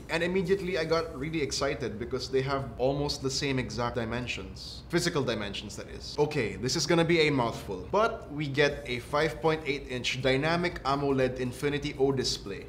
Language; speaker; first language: English; non-native, local second language; Filipino